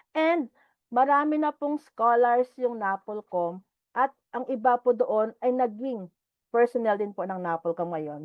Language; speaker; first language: Filipino; non-native, local second language; Hiligaynon